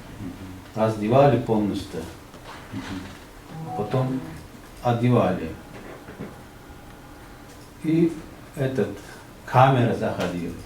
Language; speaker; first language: Russian; non-native, learner; Uzbek